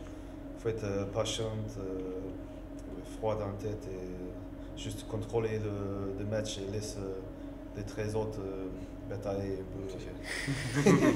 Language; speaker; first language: French; non-native, learner; English